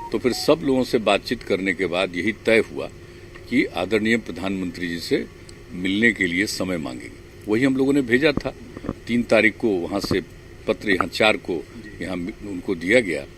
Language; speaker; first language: Hindi; native; Hindi